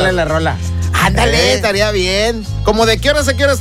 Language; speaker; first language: Spanish; native; Spanish